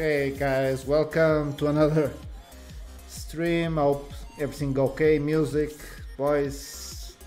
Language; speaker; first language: English; non-native, learner; Portuguese